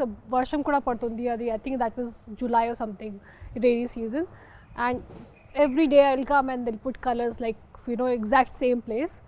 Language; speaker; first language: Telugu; non-native, local second language; Hindi